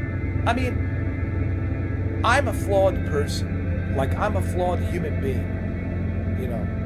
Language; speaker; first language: English; native; English